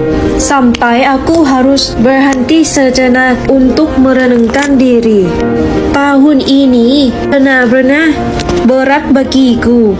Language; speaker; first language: Indonesian; non-native, fluent; Thai